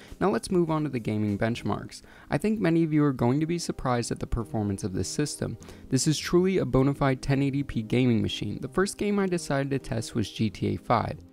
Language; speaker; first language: English; native; English